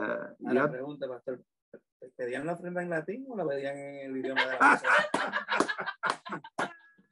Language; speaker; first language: Spanish; native; Spanish